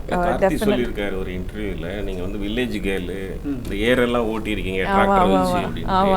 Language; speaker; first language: Tamil; native; Tamil